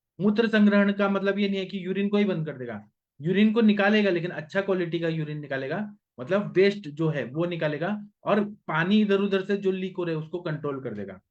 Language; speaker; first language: Hindi; non-native, local second language; Marathi